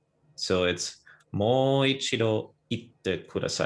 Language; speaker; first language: Japanese; non-native, fluent; English